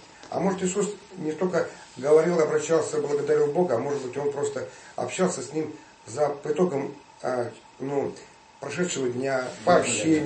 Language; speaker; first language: Russian; native; Russian